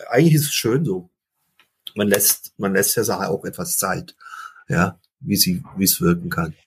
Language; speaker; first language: German; early bilingual, other home language; Dutch